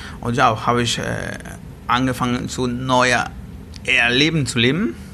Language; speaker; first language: German; non-native, learner; Spanish